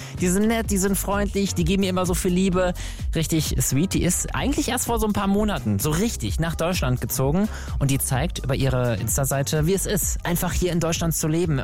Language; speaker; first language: German; native; German